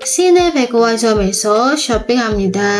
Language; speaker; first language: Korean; non-native, fluent; Indonesian